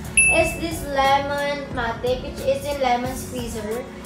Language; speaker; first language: English; non-native, local second language; Filipino